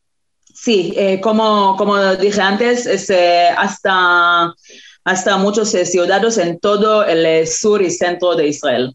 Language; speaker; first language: Spanish; non-native, fluent; Hebrew